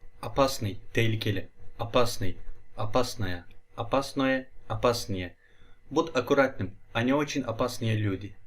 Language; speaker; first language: Russian; non-native, fluent; Turkish